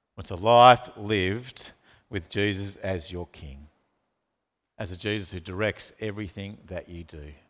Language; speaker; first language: English; native; English